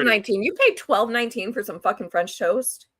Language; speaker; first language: English; native; English